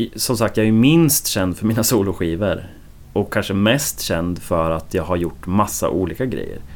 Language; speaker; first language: Swedish; native; Swedish